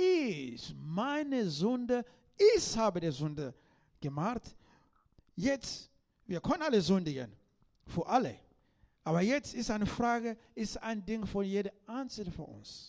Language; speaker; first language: German; non-native, learner; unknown